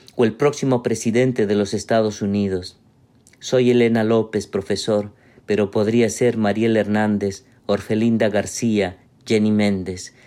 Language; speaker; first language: Spanish; native; Spanish